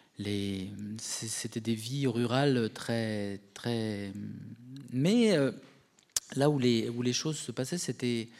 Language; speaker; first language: French; native; French